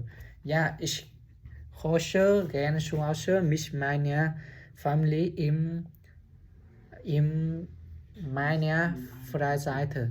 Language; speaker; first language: German; non-native, learner; Vietnamese